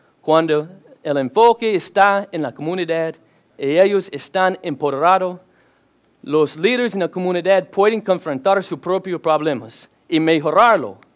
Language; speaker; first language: Spanish; non-native, learner; English